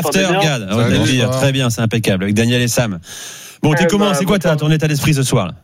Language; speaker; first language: French; native; French